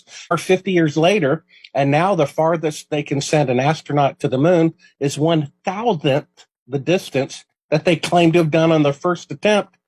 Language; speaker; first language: English; native; English